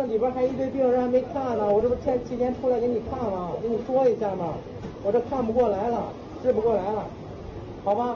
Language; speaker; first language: Chinese; native; Chinese